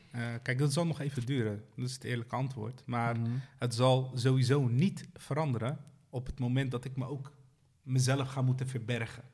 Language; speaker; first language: Dutch; early bilingual, other home language; Arabic